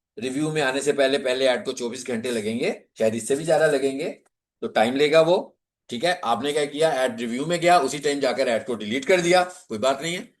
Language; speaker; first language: Urdu; non-native, local second language; Punjabi